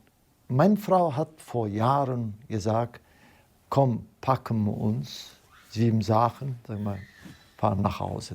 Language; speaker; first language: German; non-native, fluent; Turkish